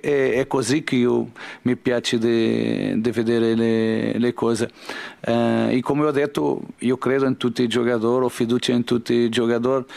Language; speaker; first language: Italian; non-native, learner; Portuguese